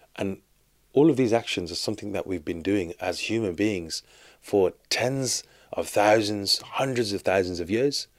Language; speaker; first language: English; native; English